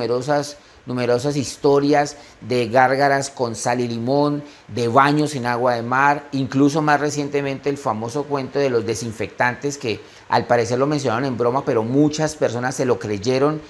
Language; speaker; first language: Spanish; native; Spanish